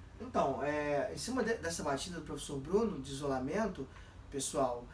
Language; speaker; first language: Portuguese; native; Portuguese